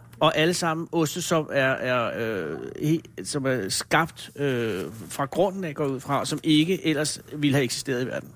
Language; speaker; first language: Danish; native; Danish